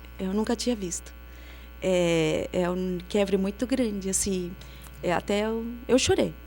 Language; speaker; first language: Portuguese; non-native, fluent; Spanish